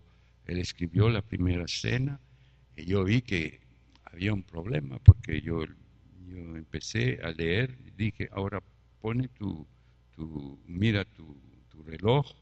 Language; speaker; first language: Spanish; non-native, fluent; French